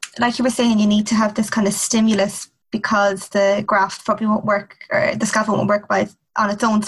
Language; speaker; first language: English; native; English